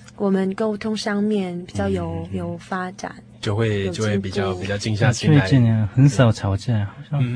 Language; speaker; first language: Chinese; non-native, fluent; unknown